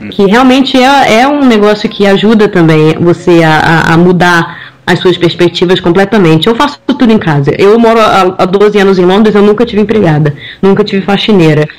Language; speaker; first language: Portuguese; native; Portuguese